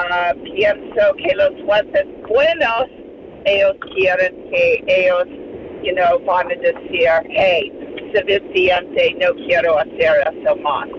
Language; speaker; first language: Spanish; non-native, learner; English